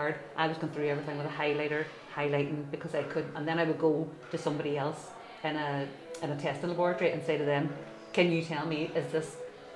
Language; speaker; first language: English; native; English